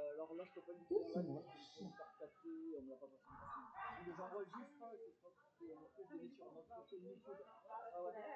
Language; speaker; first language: French; native; French